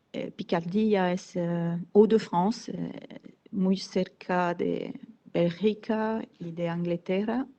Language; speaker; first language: Spanish; non-native, fluent; French